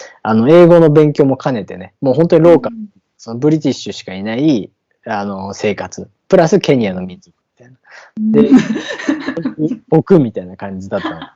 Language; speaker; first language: Japanese; native; Japanese